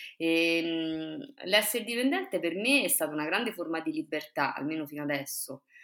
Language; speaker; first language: Italian; native; Italian